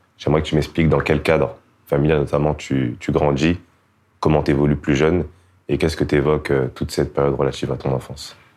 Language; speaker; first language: French; native; French